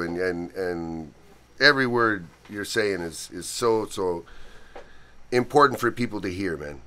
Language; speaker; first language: English; early bilingual, other home language; Spanish